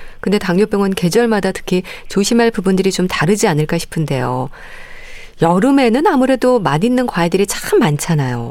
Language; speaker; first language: Korean; native; Korean